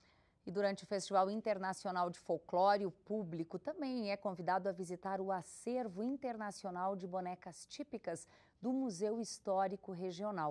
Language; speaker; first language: Portuguese; native; Portuguese